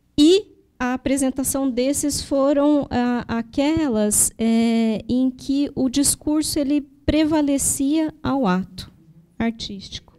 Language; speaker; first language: Portuguese; native; Portuguese